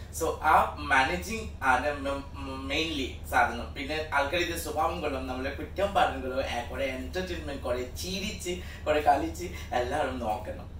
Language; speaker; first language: Malayalam; non-native, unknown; Assamese